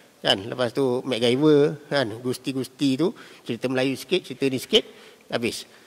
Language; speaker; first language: Malay; native; Malay